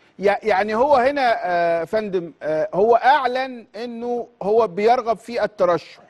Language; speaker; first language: Egyptian Arabic; native; Egyptian Arabic